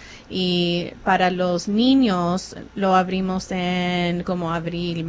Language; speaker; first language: Spanish; non-native, fluent; English